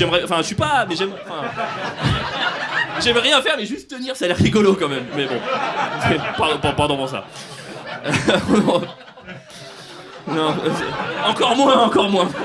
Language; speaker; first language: French; native; French